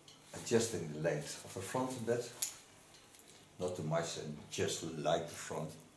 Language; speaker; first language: English; non-native, fluent; Dutch